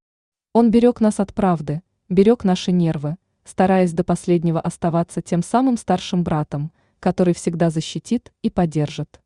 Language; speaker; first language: Russian; native; Russian